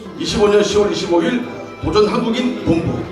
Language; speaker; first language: Korean; native; Korean